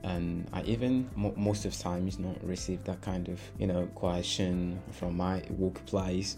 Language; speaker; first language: English; non-native, fluent; Portuguese